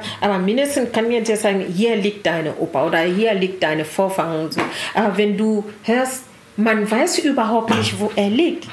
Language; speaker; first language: German; non-native, learner; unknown